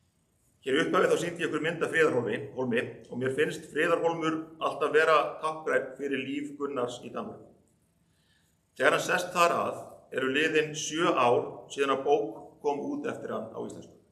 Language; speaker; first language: Icelandic; native; Icelandic